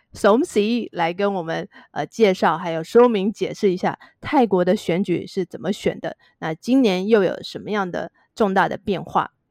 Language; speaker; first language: Chinese; native; Chinese